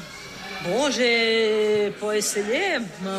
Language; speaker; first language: French; non-native, learner; Portuguese